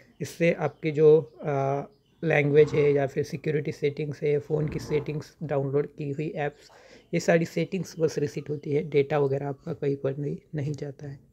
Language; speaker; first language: Hindi; native; Hindi